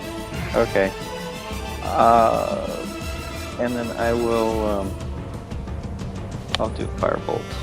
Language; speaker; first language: English; native; English